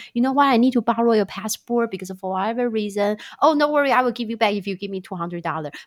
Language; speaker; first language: English; non-native, fluent; Chinese